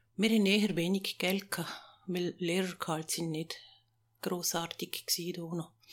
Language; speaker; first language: German; native; German